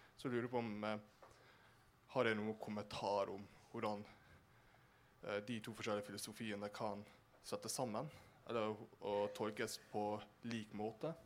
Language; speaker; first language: Norwegian; non-native, learner; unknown